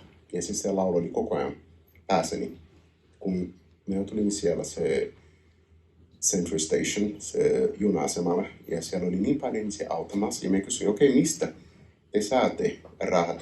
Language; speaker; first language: Finnish; non-native, learner; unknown